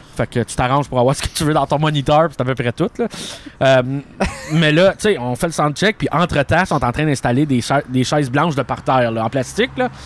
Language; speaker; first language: French; native; French